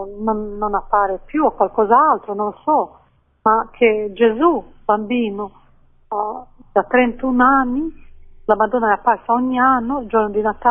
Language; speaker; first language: Italian; non-native, fluent; Croatian